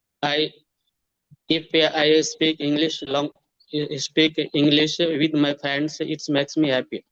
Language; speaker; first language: English; non-native, learner; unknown